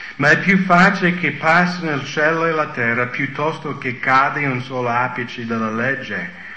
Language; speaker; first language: Italian; non-native, fluent; English